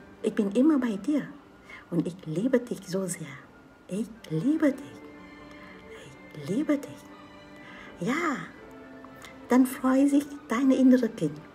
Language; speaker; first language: German; non-native, learner; Vietnamese